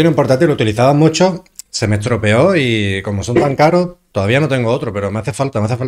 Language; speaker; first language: Spanish; native; Spanish